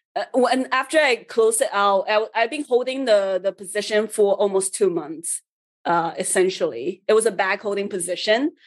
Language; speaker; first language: English; early bilingual, other home language; Chinese